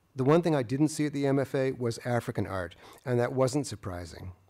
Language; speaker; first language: English; native; English